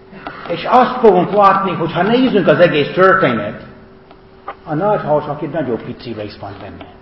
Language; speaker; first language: Hungarian; non-native, fluent; English